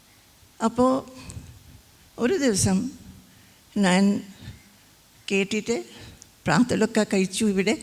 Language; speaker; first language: Malayalam; non-native, fluent; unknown